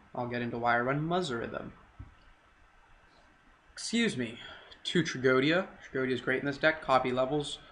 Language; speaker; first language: English; native; English